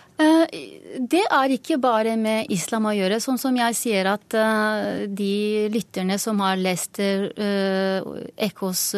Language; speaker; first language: Norwegian; non-native, fluent; Turkish